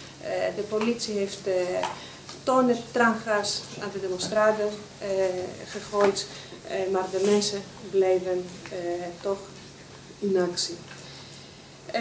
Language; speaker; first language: Dutch; non-native, fluent; Greek